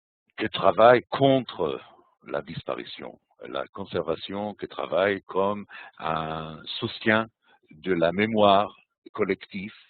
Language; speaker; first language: French; non-native, fluent; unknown